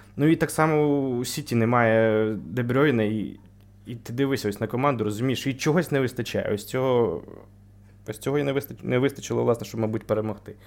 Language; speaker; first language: Ukrainian; native; Ukrainian